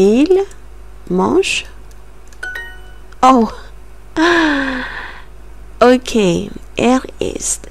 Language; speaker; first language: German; non-native, learner; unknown